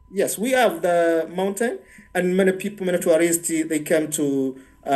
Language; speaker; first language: English; non-native, local second language; Swahili